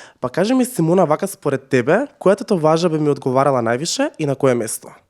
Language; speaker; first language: Macedonian; native; Macedonian